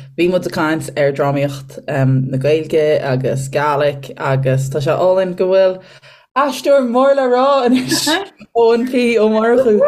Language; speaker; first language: Irish; native; Irish